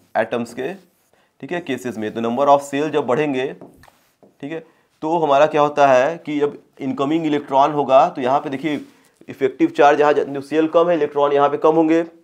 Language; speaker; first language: Hindi; native; Hindi